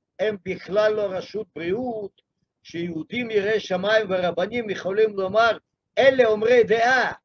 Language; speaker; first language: Hebrew; non-native, fluent; Russian